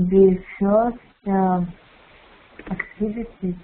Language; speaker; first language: English; non-native, learner; Russian